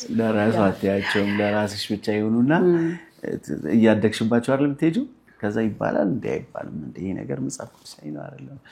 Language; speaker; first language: Amharic; native; Amharic